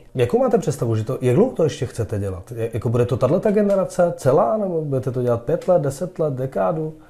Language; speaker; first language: Czech; native; Czech